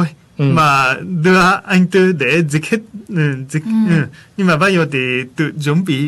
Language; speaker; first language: Vietnamese; non-native, fluent; Japanese